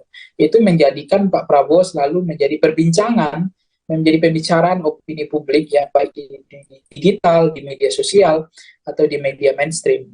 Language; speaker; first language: Indonesian; native; Indonesian